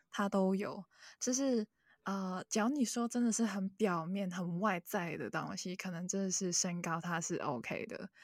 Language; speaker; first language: Chinese; native; Chinese